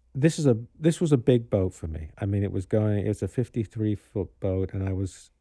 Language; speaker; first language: English; native; English